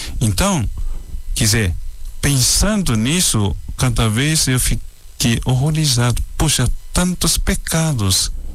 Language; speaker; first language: Portuguese; non-native, fluent; Chinese